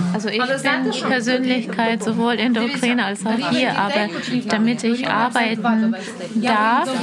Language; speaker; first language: German; non-native, fluent; Ukrainian